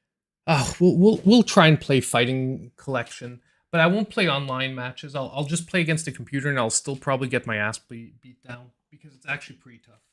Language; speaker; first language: English; native; English